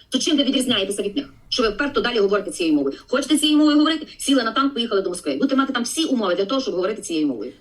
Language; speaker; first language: Ukrainian; native; Ukrainian